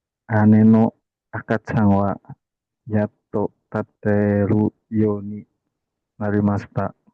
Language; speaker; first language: Japanese; non-native, learner; Indonesian